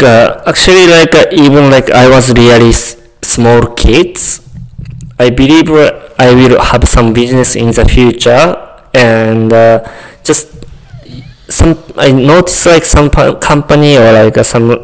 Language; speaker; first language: English; non-native, learner; Japanese